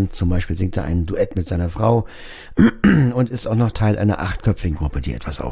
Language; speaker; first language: German; native; German